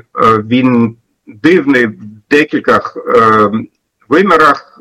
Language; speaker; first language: Ukrainian; non-native, fluent; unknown